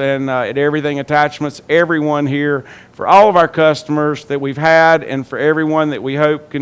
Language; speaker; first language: English; native; English